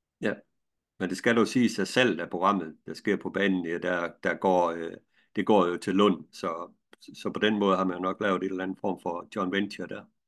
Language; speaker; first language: Danish; native; Danish